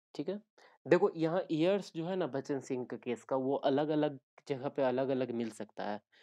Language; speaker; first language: Hindi; native; Hindi